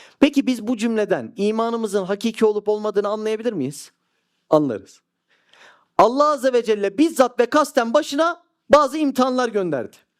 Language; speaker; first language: Turkish; native; Turkish